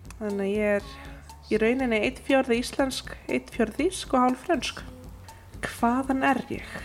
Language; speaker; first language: Icelandic; native; Icelandic